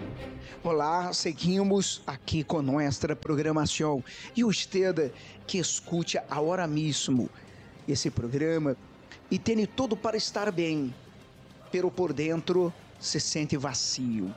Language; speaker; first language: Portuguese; non-native, learner; Spanish